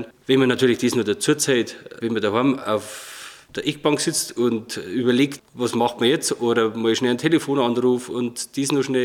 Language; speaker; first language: German; native; German